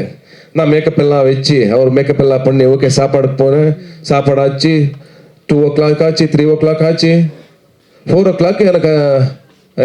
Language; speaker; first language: Tamil; non-native, learner; Kannada